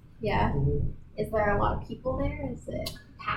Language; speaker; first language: English; native; English